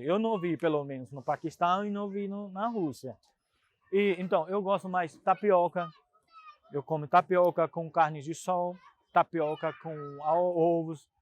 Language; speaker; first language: Portuguese; non-native, fluent; Punjabi